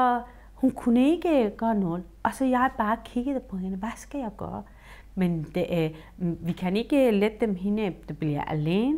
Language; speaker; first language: Danish; non-native, fluent; Persian